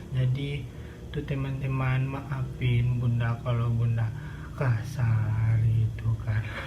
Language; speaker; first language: Indonesian; non-native, local second language; Minangkabau